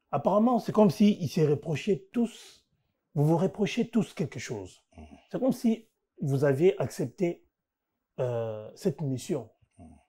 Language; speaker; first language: French; non-native, local second language; Lingala